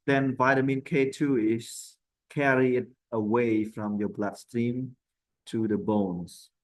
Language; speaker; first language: English; non-native, fluent; Khmer